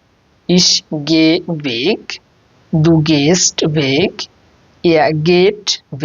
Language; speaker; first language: German; non-native, fluent; Bangla